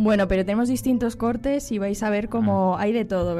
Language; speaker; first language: Spanish; native; Spanish